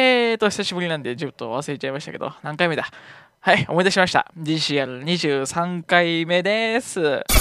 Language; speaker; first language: Japanese; native; Japanese